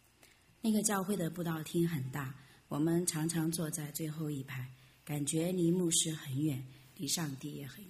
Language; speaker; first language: Chinese; native; Chinese